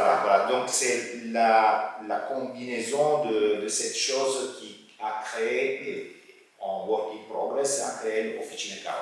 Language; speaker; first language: French; non-native, fluent; Italian